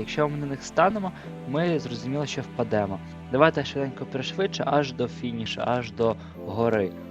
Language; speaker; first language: Ukrainian; native; Ukrainian